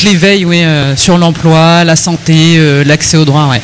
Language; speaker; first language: French; native; French